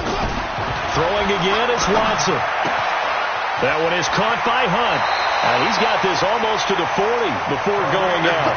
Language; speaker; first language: English; native; English